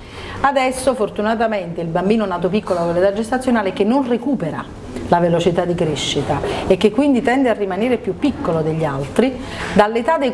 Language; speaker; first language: Italian; native; Italian